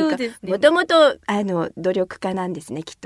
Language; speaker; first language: Japanese; native; Japanese